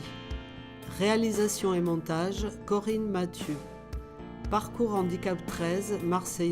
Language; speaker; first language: French; native; French